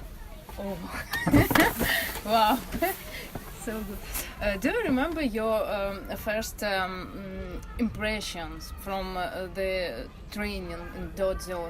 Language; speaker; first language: English; non-native, learner; Russian